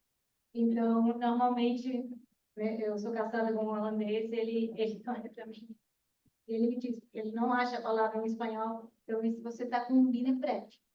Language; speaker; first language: Portuguese; non-native, fluent; Spanish